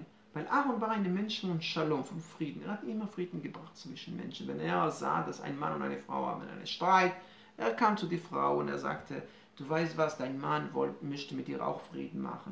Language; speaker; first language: German; non-native, fluent; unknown